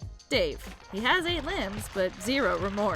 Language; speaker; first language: English; native; English